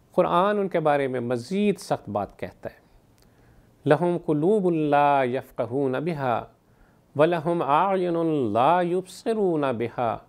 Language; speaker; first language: Urdu; native; Urdu